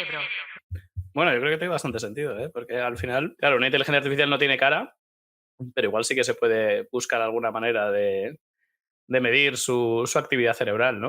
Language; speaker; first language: Spanish; native; Spanish